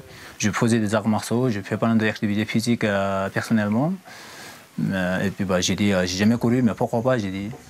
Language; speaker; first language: French; non-native, fluent; Sherpa